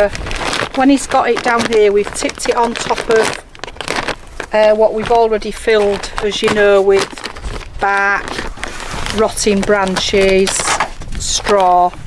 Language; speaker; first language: English; native; English